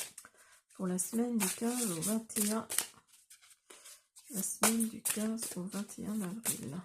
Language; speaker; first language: French; native; French